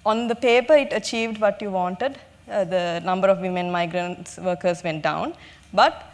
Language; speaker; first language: English; non-native, local second language; Sinhala